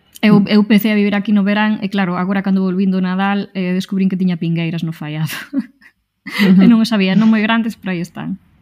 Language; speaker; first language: Galician; non-native, local second language; Spanish